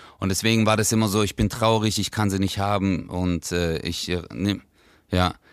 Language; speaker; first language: German; early bilingual, other home language; Turkish